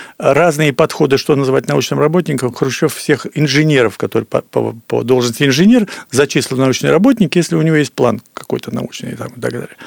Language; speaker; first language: Russian; native; Russian